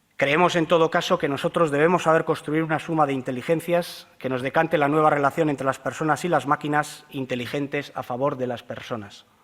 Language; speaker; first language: Spanish; native; Spanish